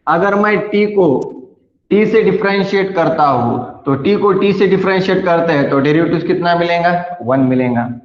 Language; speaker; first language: Hindi; non-native, local second language; Marathi